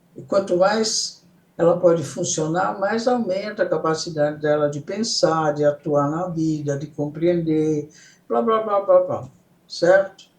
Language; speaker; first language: Portuguese; early bilingual, other home language; Italian